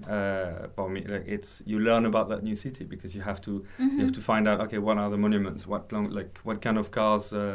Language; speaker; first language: English; non-native, fluent; French